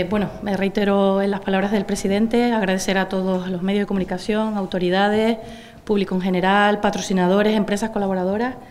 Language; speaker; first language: Spanish; native; Spanish